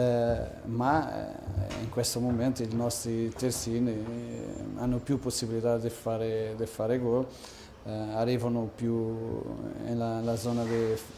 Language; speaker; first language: Italian; non-native, fluent; Portuguese